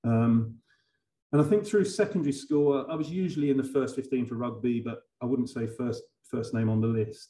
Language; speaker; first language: English; native; English